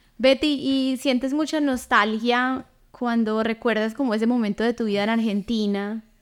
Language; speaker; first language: Spanish; native; Spanish